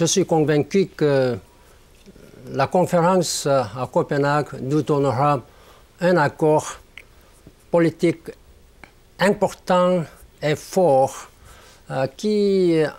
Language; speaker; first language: French; non-native, learner; Korean